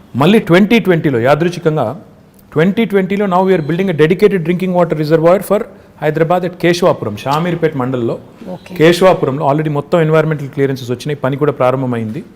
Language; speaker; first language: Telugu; native; Telugu